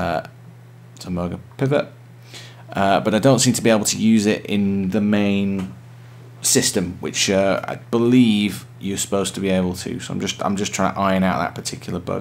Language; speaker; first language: English; native; English